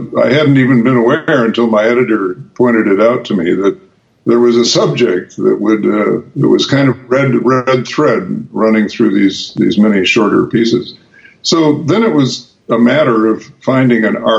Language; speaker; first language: English; native; English